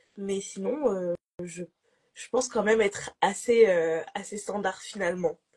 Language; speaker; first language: French; native; French